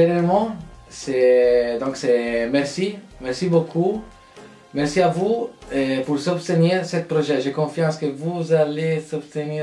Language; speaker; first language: French; non-native, learner; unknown